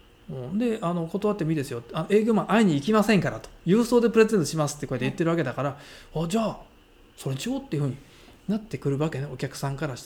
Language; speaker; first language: Japanese; native; Japanese